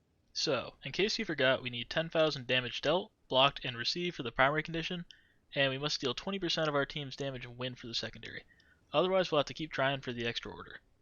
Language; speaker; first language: English; native; English